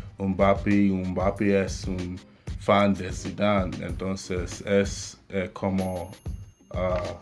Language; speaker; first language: Spanish; non-native, learner; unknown